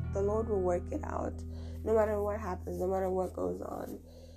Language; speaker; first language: English; non-native, local second language; Swahili